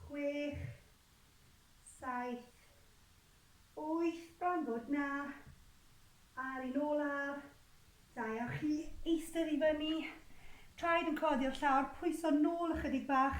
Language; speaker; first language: Welsh; native; Welsh